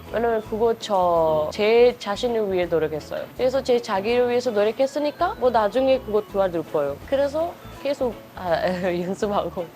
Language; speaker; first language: Korean; non-native, fluent; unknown